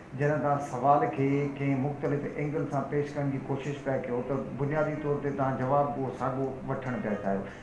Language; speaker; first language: Sindhi; native; Sindhi